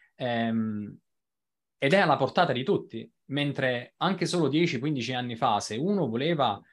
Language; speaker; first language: Italian; native; Italian